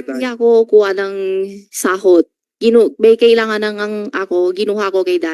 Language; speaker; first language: Filipino; non-native, learner; Chinese